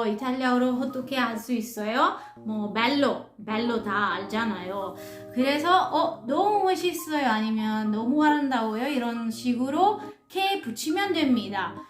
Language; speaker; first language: Korean; non-native, learner; Italian